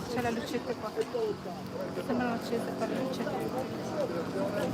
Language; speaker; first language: Italian; native; Italian